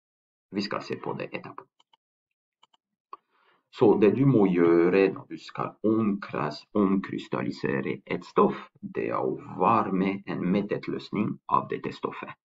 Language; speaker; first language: Norwegian; non-native, fluent; French